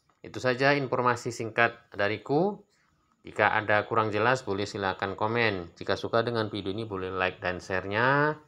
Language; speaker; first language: Indonesian; native; Indonesian